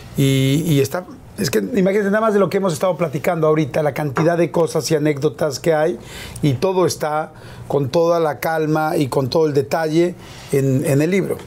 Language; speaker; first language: Spanish; native; Spanish